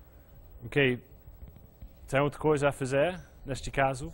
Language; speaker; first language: Portuguese; non-native, fluent; English